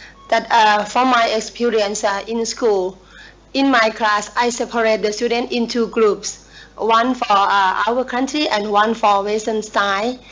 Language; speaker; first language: English; non-native, learner; Thai